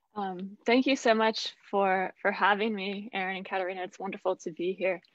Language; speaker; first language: English; native; English